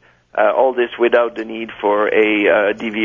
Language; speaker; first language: English; non-native, fluent; French